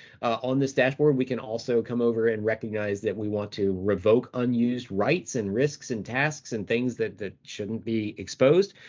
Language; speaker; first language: English; native; English